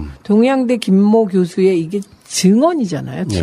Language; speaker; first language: Korean; native; Korean